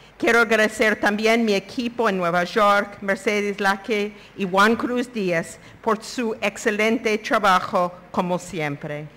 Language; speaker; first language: Spanish; non-native, fluent; English